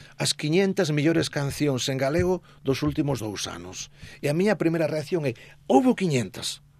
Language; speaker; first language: Galician; native; Galician